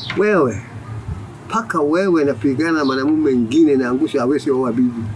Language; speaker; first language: Swahili; non-native, local second language; Oromo